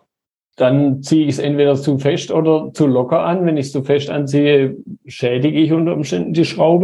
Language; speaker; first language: German; native; German